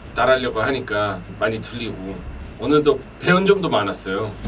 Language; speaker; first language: Korean; non-native, fluent; English